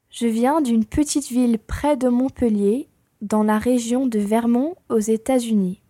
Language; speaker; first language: French; non-native, learner; English